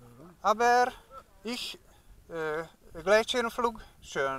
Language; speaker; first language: German; non-native, learner; Hungarian